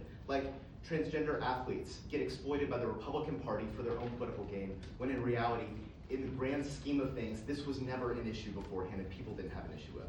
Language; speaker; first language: English; native; English